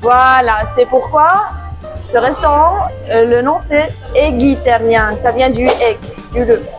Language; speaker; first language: French; non-native, fluent; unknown